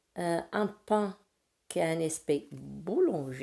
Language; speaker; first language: French; non-native, local second language; Arabic